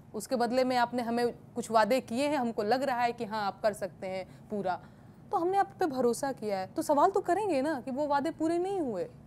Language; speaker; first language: Hindi; native; Hindi